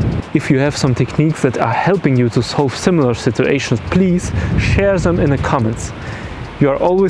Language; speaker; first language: English; non-native, fluent; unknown